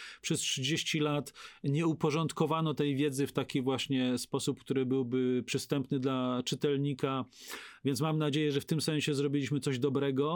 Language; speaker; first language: Polish; native; Polish